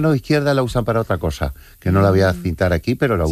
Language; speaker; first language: Spanish; native; Spanish